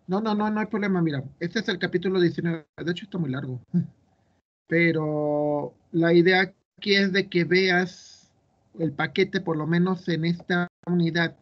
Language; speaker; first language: Spanish; native; Spanish